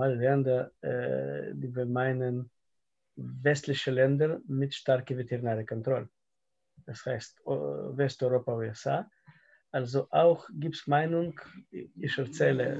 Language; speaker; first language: German; non-native, fluent; Russian